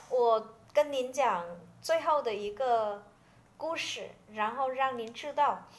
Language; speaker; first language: Chinese; non-native, fluent; Vietnamese